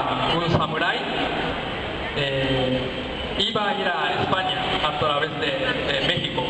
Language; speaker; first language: Spanish; non-native, learner; Japanese